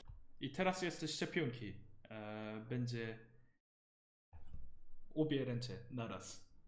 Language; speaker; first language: Polish; non-native, learner; Korean